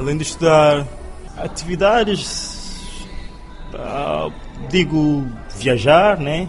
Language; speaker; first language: Portuguese; non-native, local second language; Kabuverdianu